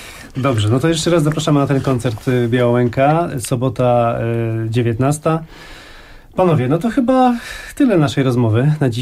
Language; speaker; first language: Polish; native; Polish